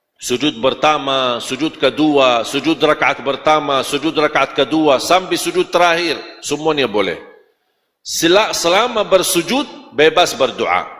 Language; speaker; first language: Malay; non-native, fluent; Arabic